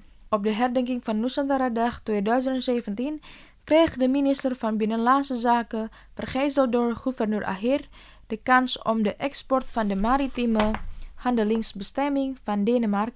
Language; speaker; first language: Dutch; non-native, fluent; Indonesian